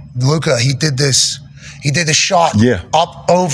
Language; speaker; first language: English; native; English